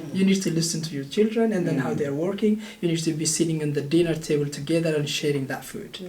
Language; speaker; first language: English; non-native, fluent; Oromo